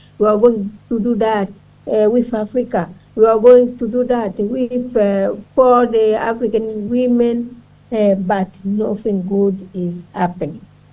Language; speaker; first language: English; non-native, learner; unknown